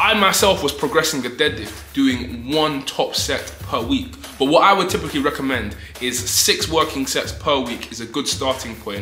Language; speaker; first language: English; native; English